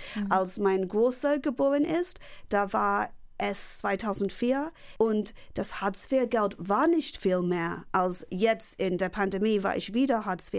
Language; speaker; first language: German; non-native, fluent; English